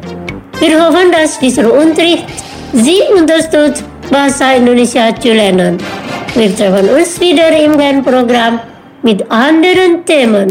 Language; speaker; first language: German; non-native, learner; Indonesian